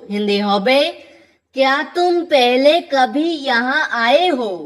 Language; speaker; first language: Hindi; non-native, fluent; Bangla